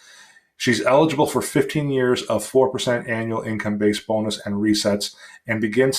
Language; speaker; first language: English; native; English